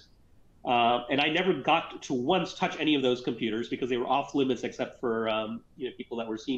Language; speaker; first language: English; early bilingual, other home language; Gujarati